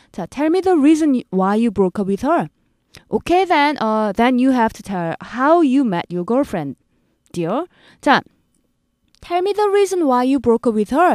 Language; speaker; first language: English; non-native, fluent; Korean